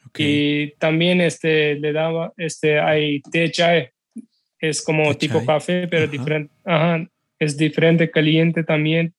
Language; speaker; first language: Spanish; non-native, learner; Urdu